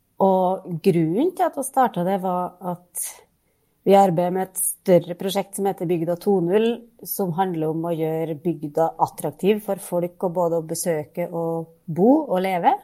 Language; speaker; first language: Norwegian; native; Norwegian